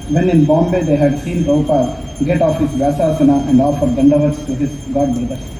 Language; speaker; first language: English; non-native, local second language; Telugu